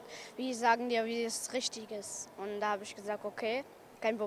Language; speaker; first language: German; early bilingual, other home language; Persian